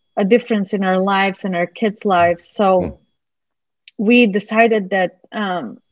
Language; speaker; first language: English; non-native, fluent; Macedonian